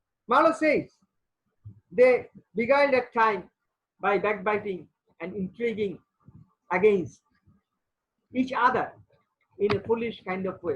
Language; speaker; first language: English; non-native, local second language; Bangla